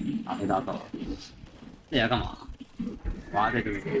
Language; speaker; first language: Chinese; native; Chinese